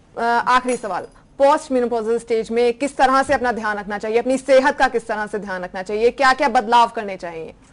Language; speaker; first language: Hindi; native; Hindi